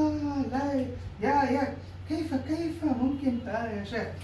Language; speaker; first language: Arabic; non-native, fluent; Urdu